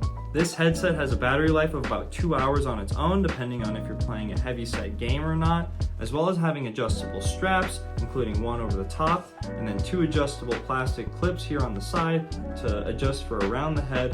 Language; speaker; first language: English; native; English